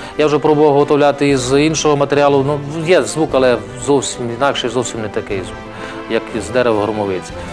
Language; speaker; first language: Ukrainian; native; Ukrainian